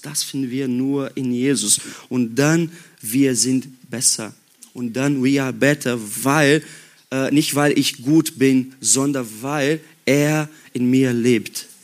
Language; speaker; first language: German; non-native, learner; Portuguese